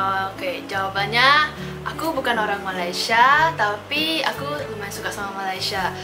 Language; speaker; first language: Indonesian; non-native, local second language; Min Nan Chinese